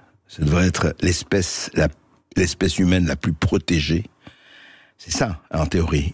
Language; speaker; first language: French; native; French